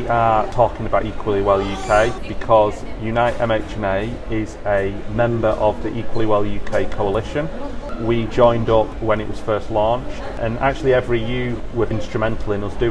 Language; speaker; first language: English; native; English